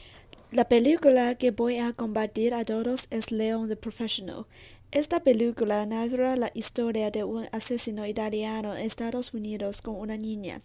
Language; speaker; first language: Spanish; non-native, learner; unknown